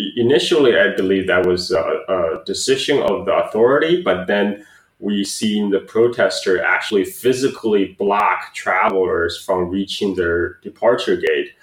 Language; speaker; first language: English; non-native, fluent; Chinese